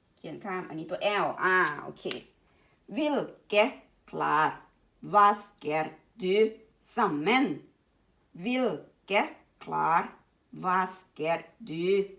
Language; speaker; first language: Thai; native; Thai